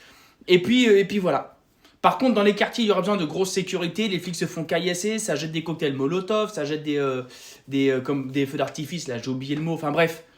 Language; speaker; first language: French; native; French